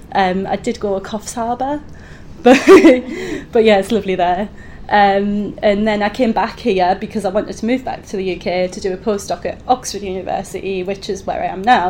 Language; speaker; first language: English; native; English